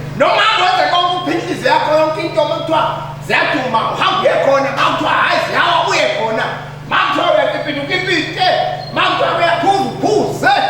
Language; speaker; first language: Zulu; native; Zulu